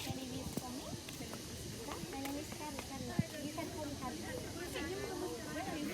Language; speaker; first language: English; non-native, learner; Indonesian